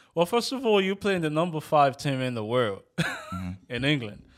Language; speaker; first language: English; non-native, local second language; Yoruba